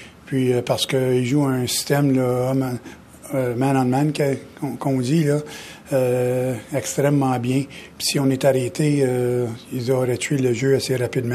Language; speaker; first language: French; native; French